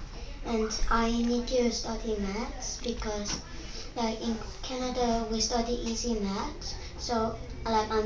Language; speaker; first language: English; non-native, fluent; Korean